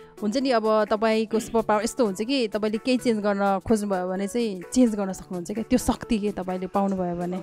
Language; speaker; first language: Nepali; native; Nepali